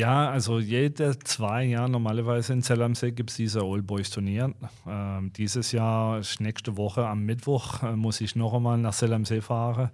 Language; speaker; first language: German; non-native, fluent; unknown